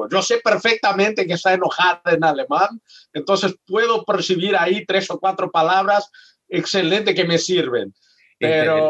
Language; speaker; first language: Spanish; non-native, fluent; Portuguese